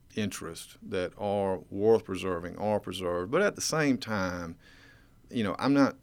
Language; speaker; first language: English; native; English